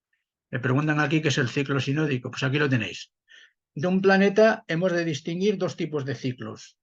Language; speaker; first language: Spanish; native; Spanish